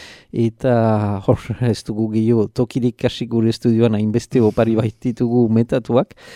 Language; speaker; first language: Basque; native; Basque